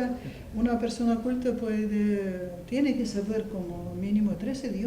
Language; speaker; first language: Spanish; non-native, fluent; Russian